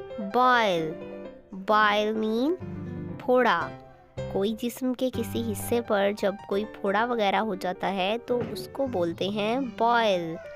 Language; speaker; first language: Urdu; native; Urdu